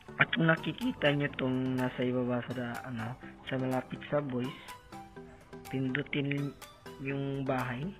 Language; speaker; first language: Filipino; non-native, local second language; Cebuano